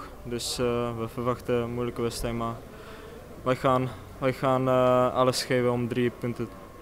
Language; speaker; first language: Dutch; non-native, fluent; Czech